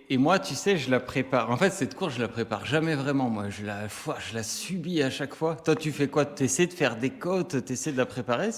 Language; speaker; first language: French; native; French